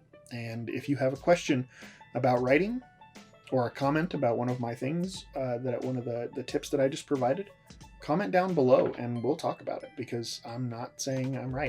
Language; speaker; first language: English; native; English